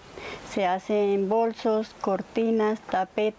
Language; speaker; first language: Spanish; native; Spanish